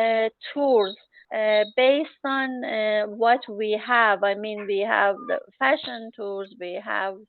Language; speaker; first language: English; non-native, learner; Persian